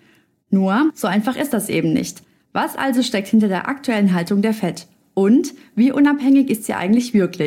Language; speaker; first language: German; native; German